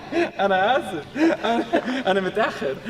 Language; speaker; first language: Arabic; non-native, fluent; English